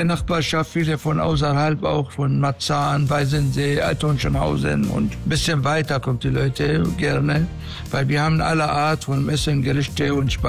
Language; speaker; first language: German; non-native, fluent; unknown